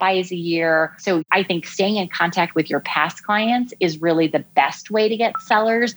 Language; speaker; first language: English; native; English